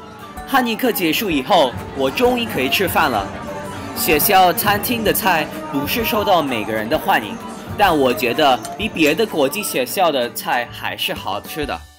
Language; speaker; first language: Chinese; non-native, fluent; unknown